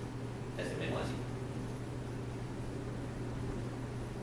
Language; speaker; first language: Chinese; non-native, learner; English